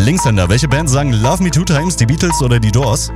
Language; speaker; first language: German; native; German